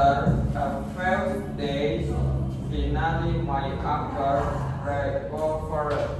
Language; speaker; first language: English; non-native, learner; Indonesian